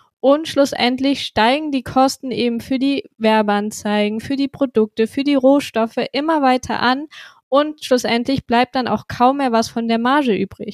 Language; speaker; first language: German; native; German